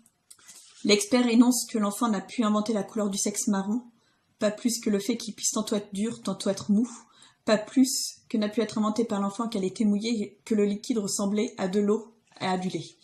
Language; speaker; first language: French; native; French